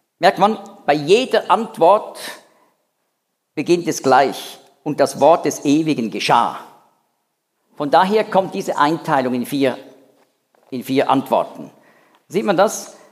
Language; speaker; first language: German; native; German